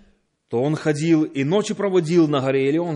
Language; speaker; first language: Polish; non-native, learner; Russian